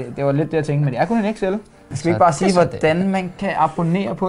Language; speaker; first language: Danish; native; Danish